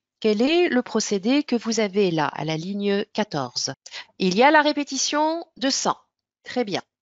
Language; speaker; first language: French; non-native, local second language; Arabic